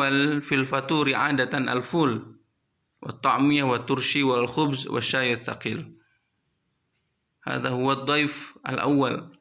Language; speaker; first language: Arabic; non-native, fluent; Indonesian